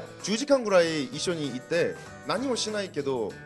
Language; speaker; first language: Japanese; non-native, learner; Korean